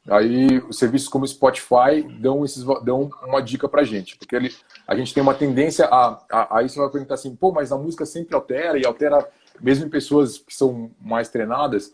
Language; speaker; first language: Portuguese; native; Portuguese